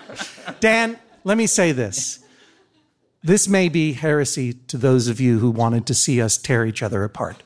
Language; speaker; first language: English; native; English